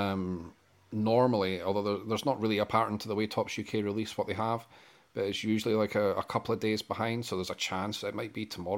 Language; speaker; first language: English; native; English